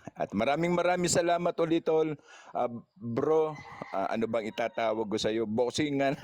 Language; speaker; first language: Filipino; non-native, local second language; Cebuano